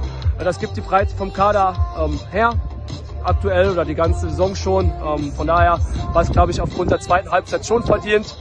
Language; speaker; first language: German; native; German